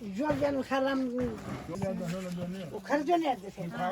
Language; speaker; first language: Turkish; native; Turkish